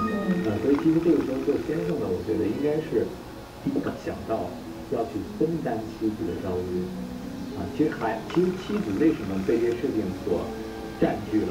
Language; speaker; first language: Chinese; native; Chinese